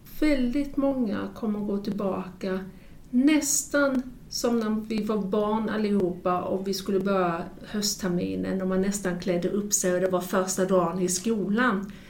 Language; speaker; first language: Swedish; native; Swedish